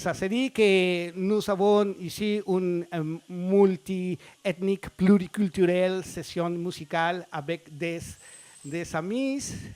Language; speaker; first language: French; non-native, fluent; Spanish